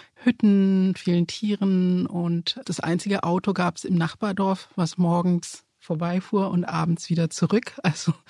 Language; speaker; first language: German; early bilingual, other home language; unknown